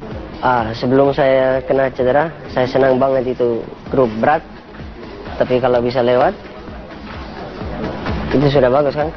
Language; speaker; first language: Indonesian; non-native, learner; Dutch